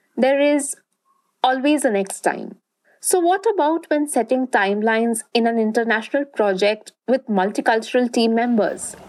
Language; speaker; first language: English; non-native, local second language; Bangla